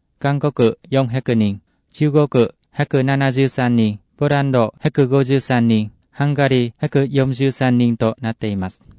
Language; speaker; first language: Japanese; non-native, fluent; Vietnamese